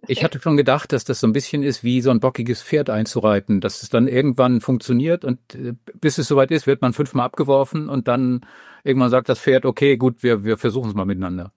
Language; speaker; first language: German; native; German